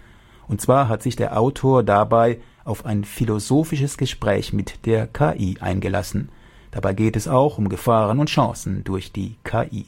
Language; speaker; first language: German; native; German